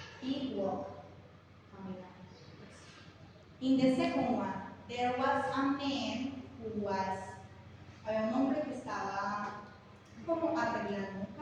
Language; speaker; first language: Spanish; non-native, fluent; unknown